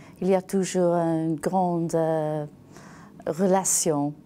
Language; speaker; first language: French; non-native, learner; English